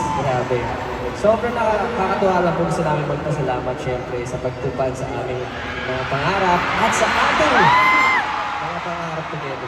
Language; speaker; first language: Filipino; native; Filipino